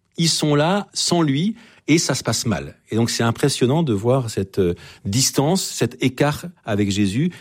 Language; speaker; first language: French; native; French